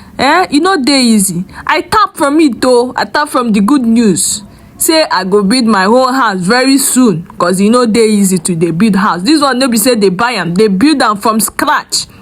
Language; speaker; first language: Nigerian Pidgin; native; Nigerian Pidgin